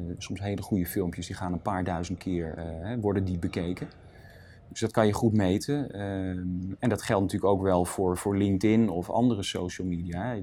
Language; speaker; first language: Dutch; native; Dutch